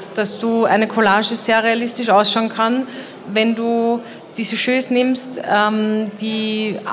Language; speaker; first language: German; native; German